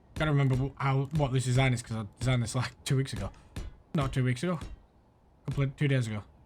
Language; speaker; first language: English; native; English